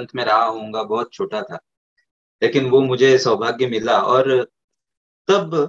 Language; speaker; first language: Hindi; native; Hindi